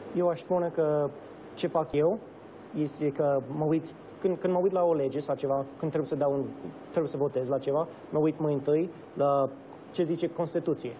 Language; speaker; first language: Romanian; early bilingual, other home language; English